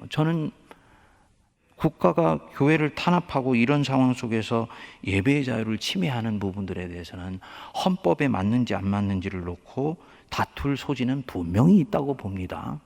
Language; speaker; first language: Korean; native; Korean